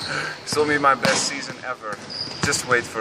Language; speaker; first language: English; non-native, fluent; Dutch